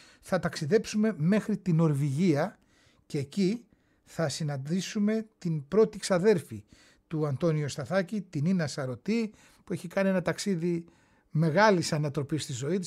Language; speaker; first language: Greek; native; Greek